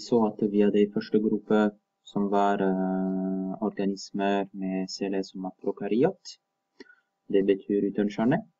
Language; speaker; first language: Norwegian; non-native, fluent; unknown